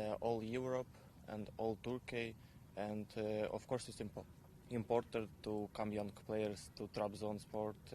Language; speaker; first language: English; non-native, learner; Ukrainian